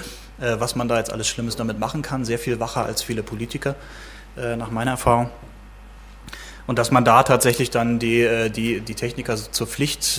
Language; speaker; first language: German; native; German